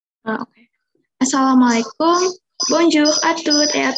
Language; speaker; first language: French; non-native, learner; Indonesian